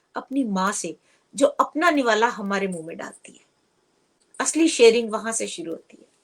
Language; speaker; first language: Hindi; native; Hindi